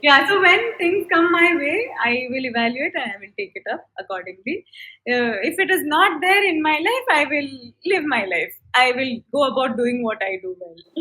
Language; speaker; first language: English; non-native, local second language; Tamil